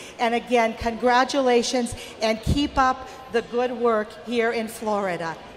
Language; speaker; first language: English; early bilingual, other home language; Czech